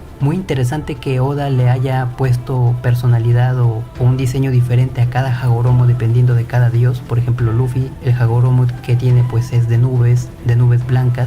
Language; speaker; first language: Spanish; native; Spanish